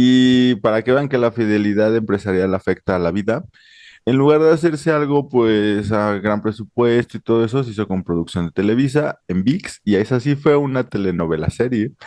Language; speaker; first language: Spanish; native; Spanish